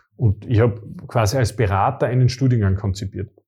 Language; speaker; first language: German; native; German